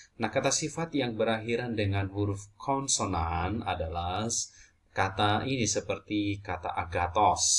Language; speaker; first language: Indonesian; native; Indonesian